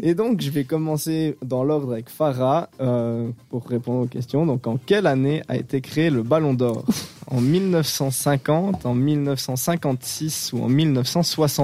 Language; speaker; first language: French; native; French